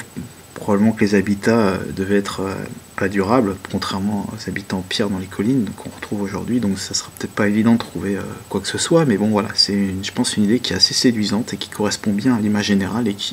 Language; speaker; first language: French; native; French